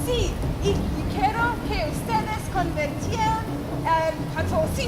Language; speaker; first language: Spanish; non-native, learner; English